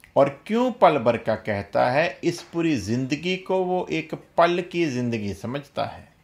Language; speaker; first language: Hindi; non-native, local second language; Punjabi